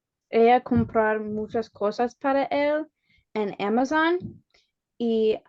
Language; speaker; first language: Spanish; non-native, learner; English